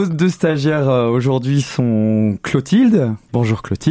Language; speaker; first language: French; native; French